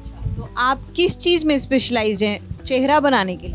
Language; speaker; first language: Hindi; native; Hindi